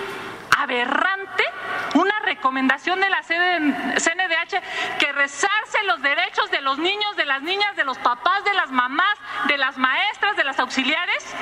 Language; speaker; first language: Spanish; native; Spanish